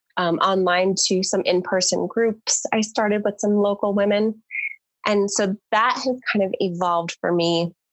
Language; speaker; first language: English; native; English